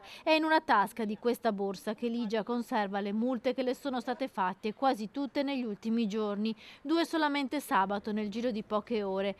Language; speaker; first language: Italian; native; Italian